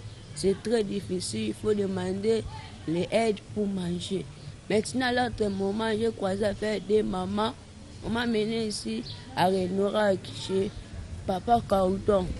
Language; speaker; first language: French; non-native, local second language; Lingala